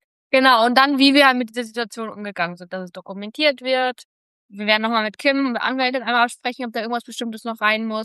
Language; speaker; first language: German; native; German